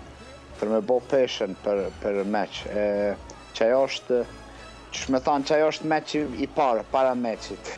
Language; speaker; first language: Albanian; early bilingual, heritage; Albanian